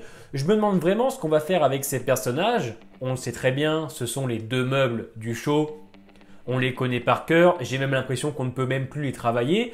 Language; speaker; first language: French; native; French